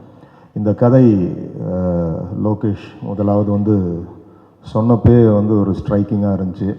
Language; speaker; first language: Tamil; native; Tamil